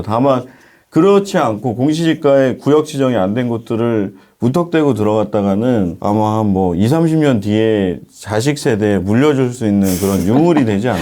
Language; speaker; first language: Korean; native; Korean